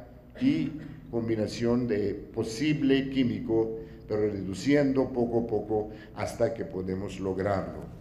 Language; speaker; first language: Spanish; non-native, fluent; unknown